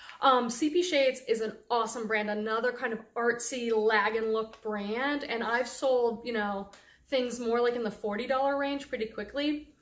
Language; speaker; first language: English; native; English